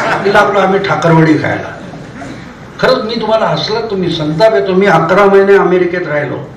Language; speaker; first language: Marathi; native; Marathi